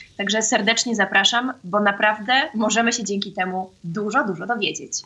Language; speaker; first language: Polish; native; Polish